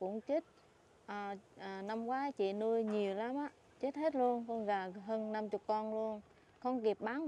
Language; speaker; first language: Vietnamese; non-native, local second language; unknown